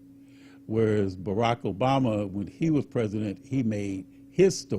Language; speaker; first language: English; native; English